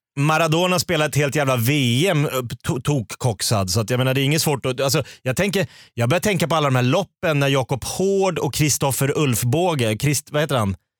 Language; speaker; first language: Swedish; native; Swedish